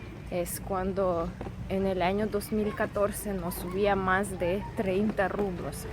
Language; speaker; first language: Spanish; non-native, fluent; Russian